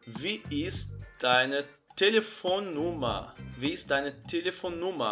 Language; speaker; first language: German; non-native, fluent; Portuguese